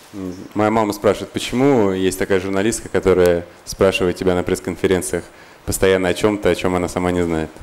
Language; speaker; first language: Russian; native; Russian